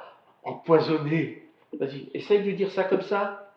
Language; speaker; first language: French; native; French